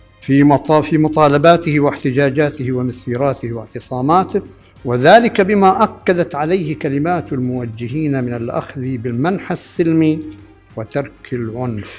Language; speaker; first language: Arabic; native; Arabic